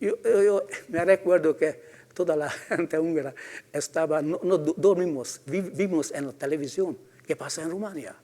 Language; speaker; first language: Spanish; non-native, fluent; Hungarian